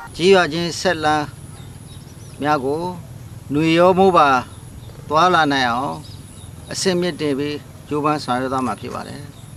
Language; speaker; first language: Burmese; non-native, local second language; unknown